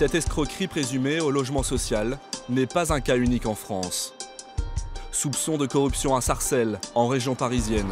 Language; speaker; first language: French; native; French